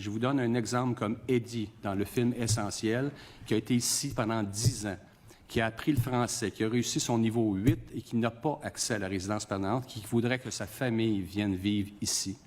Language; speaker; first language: French; native; French